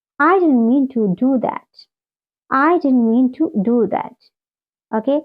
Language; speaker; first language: English; non-native, local second language; Malayalam